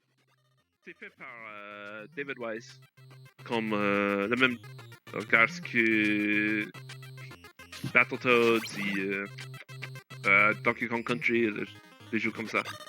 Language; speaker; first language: French; non-native, learner; English